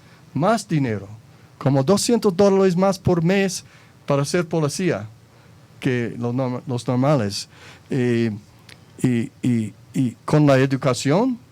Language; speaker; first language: Spanish; non-native, fluent; English